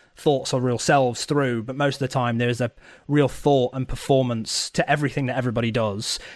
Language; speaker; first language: English; native; English